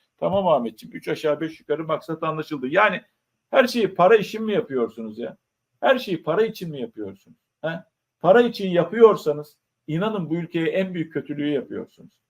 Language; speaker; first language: Turkish; native; Turkish